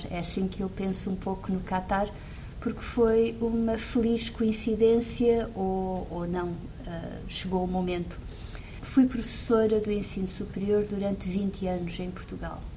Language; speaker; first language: Portuguese; early bilingual, heritage; Portuguese